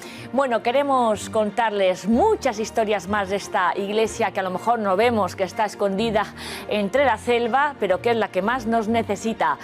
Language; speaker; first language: Spanish; native; Spanish